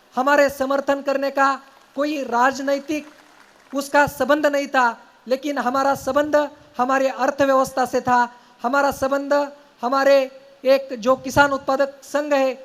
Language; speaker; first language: Hindi; non-native, local second language; Marathi